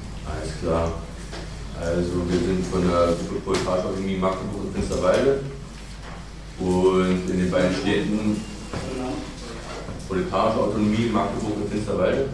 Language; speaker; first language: German; native; German